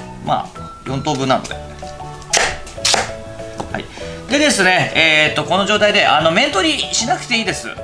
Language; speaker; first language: Japanese; native; Japanese